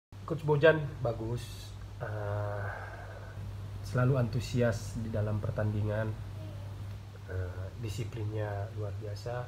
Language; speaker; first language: Indonesian; non-native, local second language; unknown